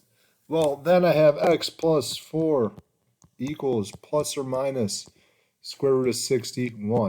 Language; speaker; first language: English; native; English